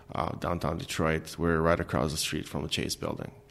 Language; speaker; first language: English; non-native, fluent; Albanian